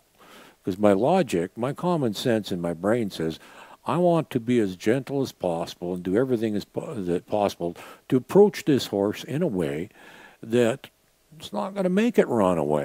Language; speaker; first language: English; native; English